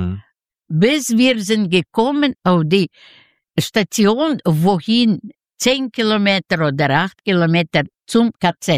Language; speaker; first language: German; non-native, fluent; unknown